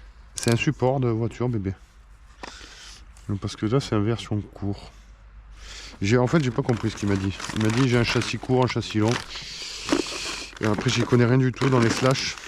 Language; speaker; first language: French; native; French